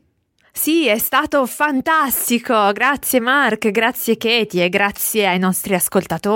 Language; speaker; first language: Italian; non-native, fluent; English